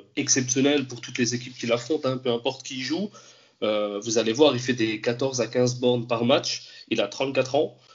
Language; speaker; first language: French; native; French